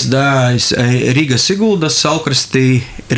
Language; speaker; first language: Russian; non-native, local second language; Latvian